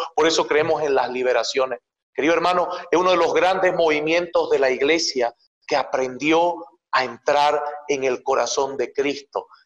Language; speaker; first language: Spanish; native; Spanish